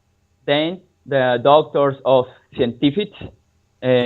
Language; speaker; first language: English; non-native, learner; Spanish